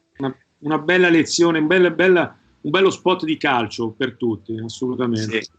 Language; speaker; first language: Italian; native; Italian